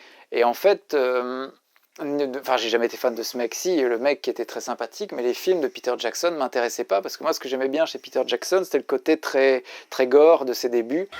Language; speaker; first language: French; native; French